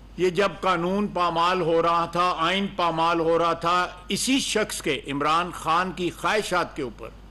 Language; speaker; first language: Urdu; non-native, local second language; Punjabi